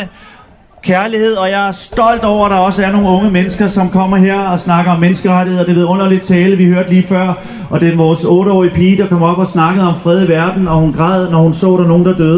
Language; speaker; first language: Danish; native; Danish